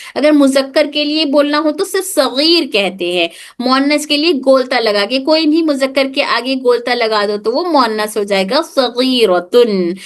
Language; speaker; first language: Urdu; native; Urdu